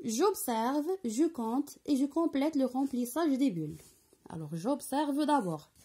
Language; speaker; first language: French; non-native, local second language; Arabic